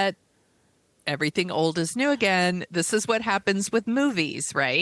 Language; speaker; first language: English; native; English